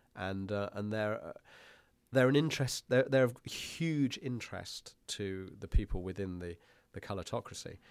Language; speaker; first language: English; native; English